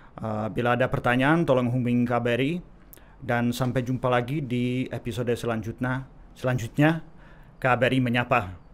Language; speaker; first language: Indonesian; non-native, fluent; Czech